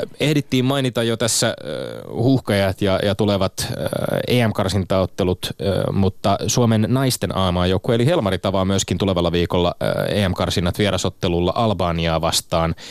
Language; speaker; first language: Finnish; native; Finnish